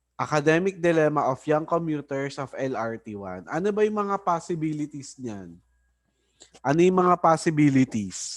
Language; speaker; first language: Filipino; native; Filipino